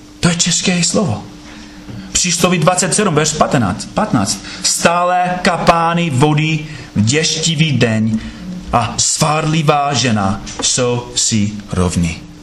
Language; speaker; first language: Czech; non-native, fluent; English